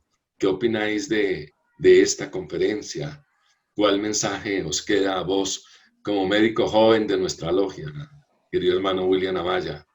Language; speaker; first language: Spanish; native; Spanish